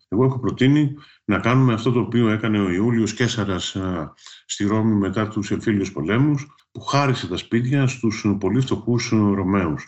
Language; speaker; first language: Greek; native; Greek